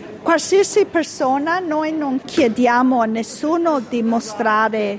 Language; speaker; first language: Italian; early bilingual, heritage; Italian